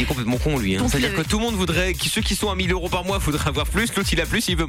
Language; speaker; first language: French; native; French